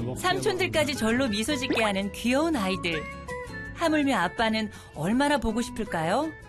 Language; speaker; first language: Korean; native; Korean